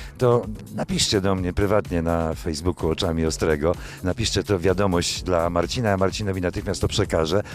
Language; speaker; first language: Polish; native; Polish